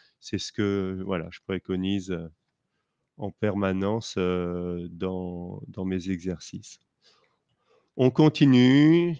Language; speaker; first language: French; native; French